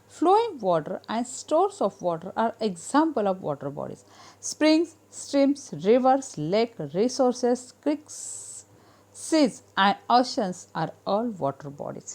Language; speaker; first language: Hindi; non-native, local second language; Marathi